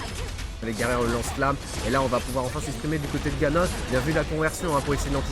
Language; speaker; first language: French; native; French